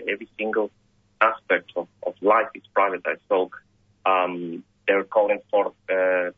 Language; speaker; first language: English; non-native, fluent; Spanish